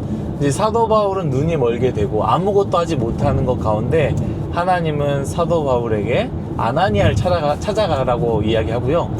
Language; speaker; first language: Korean; native; Korean